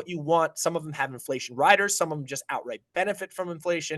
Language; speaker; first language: English; native; English